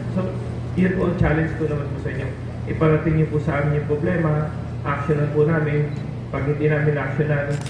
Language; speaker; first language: Filipino; native; Filipino